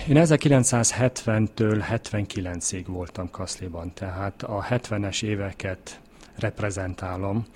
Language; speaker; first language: Hungarian; early bilingual, heritage; German